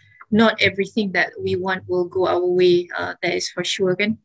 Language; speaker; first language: English; non-native, local second language; Malay